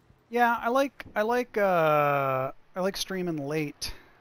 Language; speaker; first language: English; native; English